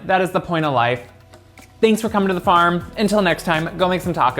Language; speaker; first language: English; native; English